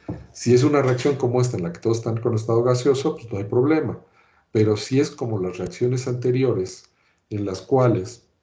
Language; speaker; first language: Spanish; native; Spanish